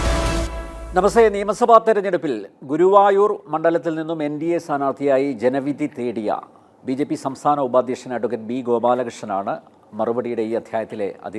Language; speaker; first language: Malayalam; native; Malayalam